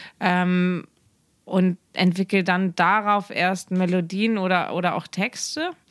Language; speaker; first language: German; native; German